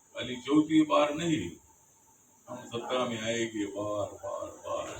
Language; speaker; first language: Hindi; non-native, local second language; Marathi